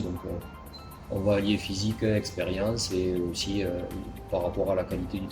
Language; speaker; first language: French; native; French